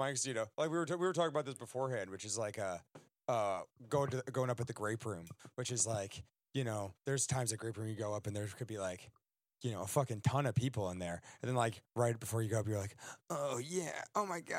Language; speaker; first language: English; native; English